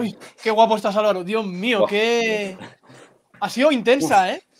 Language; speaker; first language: Spanish; native; Spanish